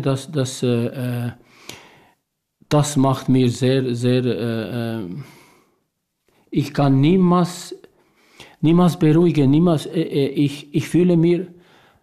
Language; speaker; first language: German; non-native, learner; Albanian